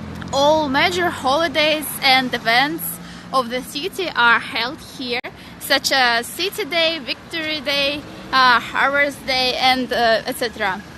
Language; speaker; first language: English; non-native, learner; Russian